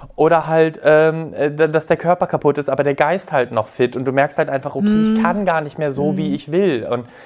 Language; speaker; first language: German; native; German